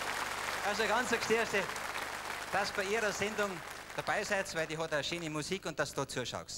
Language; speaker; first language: German; native; German